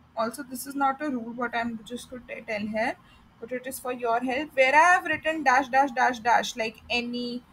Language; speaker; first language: English; non-native, local second language; Hindi